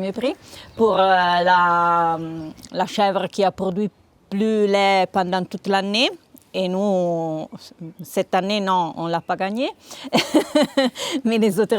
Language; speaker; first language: French; non-native, local second language; Italian